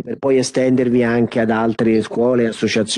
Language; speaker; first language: Italian; native; Italian